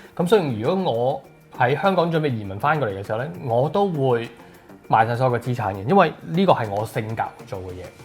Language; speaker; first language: Cantonese; early bilingual, other home language; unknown